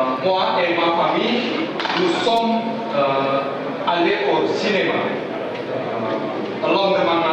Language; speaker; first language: French; non-native, learner; Indonesian